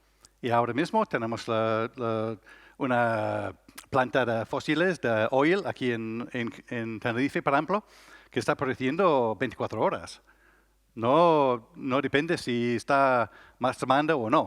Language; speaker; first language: Spanish; non-native, learner; English